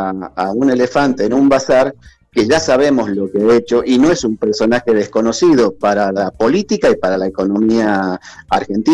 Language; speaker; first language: Spanish; native; Spanish